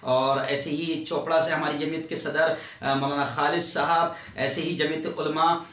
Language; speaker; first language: Urdu; native; Urdu